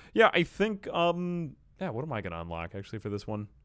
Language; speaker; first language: English; native; English